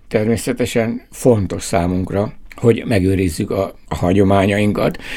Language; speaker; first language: Hungarian; native; Hungarian